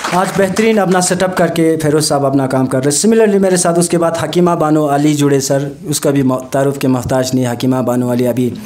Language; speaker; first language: Hindi; non-native, local second language; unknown